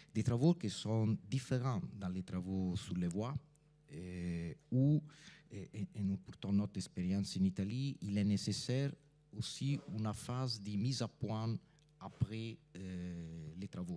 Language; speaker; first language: French; non-native, fluent; Italian